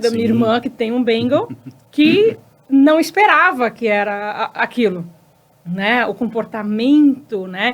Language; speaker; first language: Portuguese; native; Portuguese